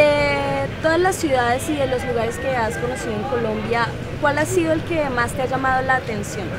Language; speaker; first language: Spanish; native; Spanish